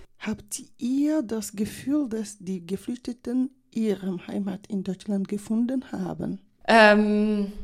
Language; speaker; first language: German; non-native, learner; French